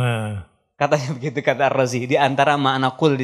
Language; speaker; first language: Indonesian; native; Indonesian